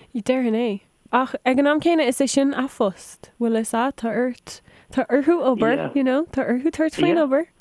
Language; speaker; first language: Irish; non-native, local second language; English